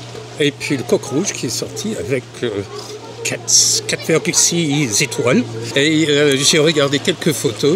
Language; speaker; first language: French; non-native, fluent; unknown